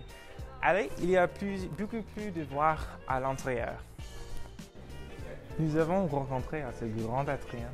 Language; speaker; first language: French; non-native, learner; English